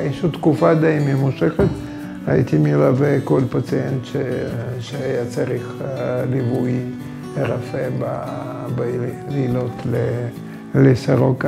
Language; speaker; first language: Hebrew; non-native, fluent; Russian